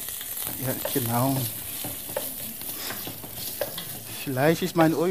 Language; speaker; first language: German; non-native, fluent; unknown